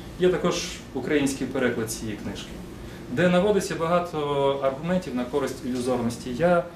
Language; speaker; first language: Ukrainian; non-native, local second language; Russian